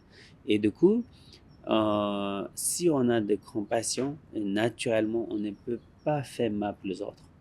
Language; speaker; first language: French; non-native, learner; Tibetan